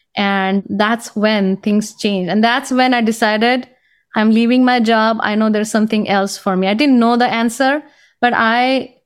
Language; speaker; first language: English; non-native, local second language; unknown